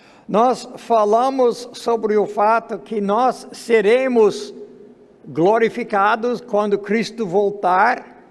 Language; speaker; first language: Portuguese; non-native, fluent; English